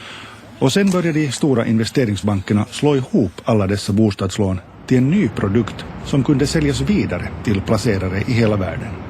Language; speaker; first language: Swedish; native; Swedish